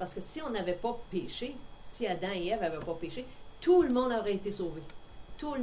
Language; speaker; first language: French; native; French